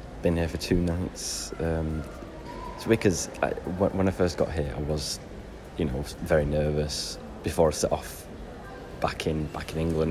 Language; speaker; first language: English; native; English